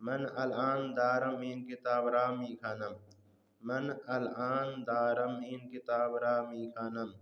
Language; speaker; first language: Persian; non-native, fluent; Urdu